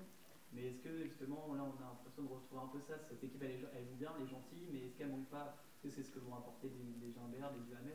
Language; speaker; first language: French; native; French